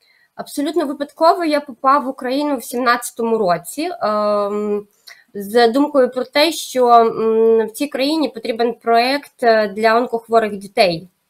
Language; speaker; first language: Ukrainian; native; Ukrainian